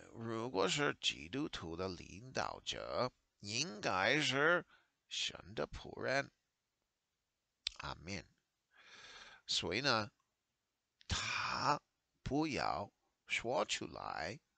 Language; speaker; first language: Chinese; non-native, learner; English